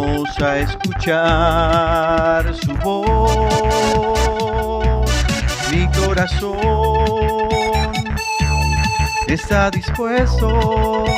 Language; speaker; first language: Spanish; native; Spanish